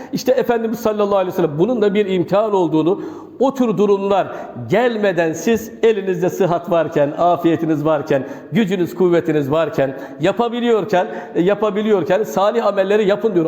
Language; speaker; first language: Turkish; native; Turkish